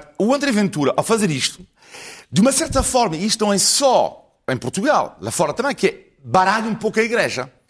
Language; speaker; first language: Portuguese; non-native, fluent; French